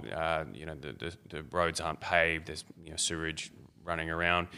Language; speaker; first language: English; native; English